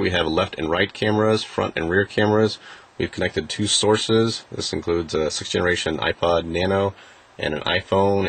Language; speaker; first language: English; native; English